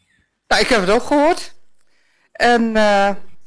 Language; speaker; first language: Dutch; native; Dutch